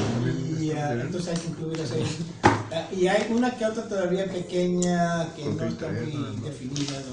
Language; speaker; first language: Spanish; native; Spanish